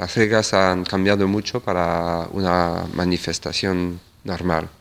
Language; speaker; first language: Spanish; non-native, fluent; French